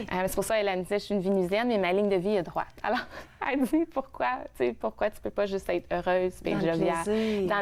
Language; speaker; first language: French; native; French